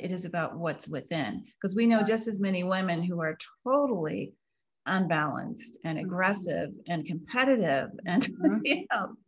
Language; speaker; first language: English; native; English